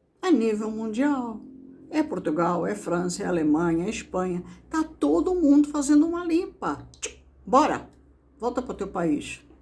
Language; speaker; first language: Portuguese; native; Portuguese